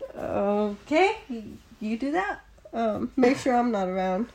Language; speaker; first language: English; early bilingual, other home language; Spanish